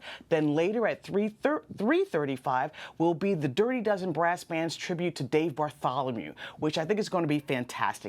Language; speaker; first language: English; native; English